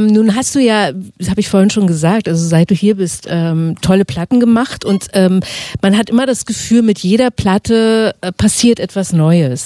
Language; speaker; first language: German; native; German